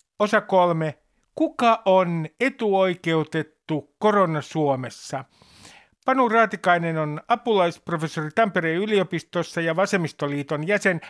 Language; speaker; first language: Finnish; native; Finnish